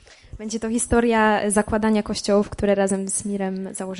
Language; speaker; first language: Polish; native; Polish